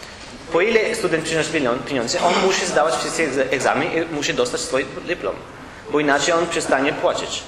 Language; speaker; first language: Polish; non-native, learner; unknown